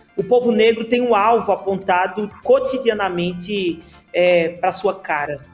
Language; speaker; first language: Portuguese; native; Portuguese